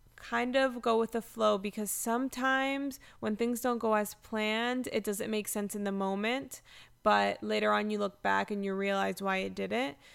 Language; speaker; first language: English; native; English